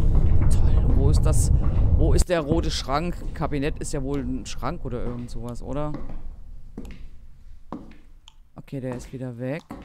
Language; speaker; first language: German; native; German